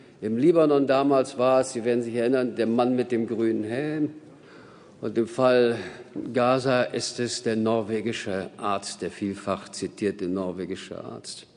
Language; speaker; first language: German; native; German